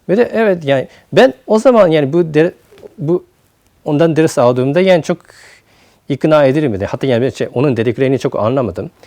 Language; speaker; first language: Turkish; non-native, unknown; Japanese